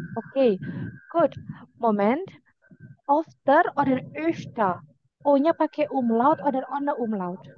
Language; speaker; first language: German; non-native, fluent; Indonesian